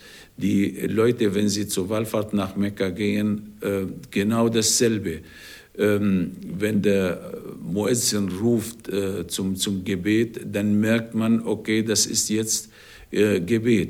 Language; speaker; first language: German; non-native, fluent; Arabic